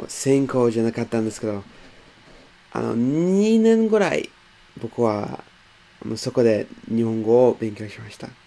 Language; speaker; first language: Japanese; non-native, fluent; English